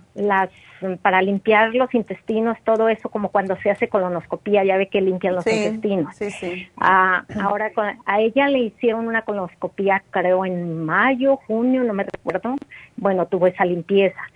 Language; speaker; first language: Spanish; native; Spanish